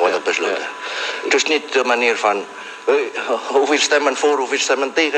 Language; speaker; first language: Dutch; non-native, local second language; Javanese